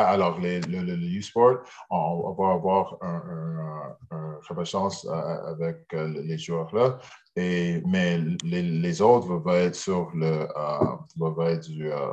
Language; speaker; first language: French; early bilingual, heritage; English